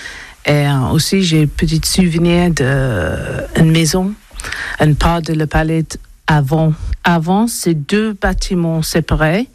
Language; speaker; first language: French; non-native, learner; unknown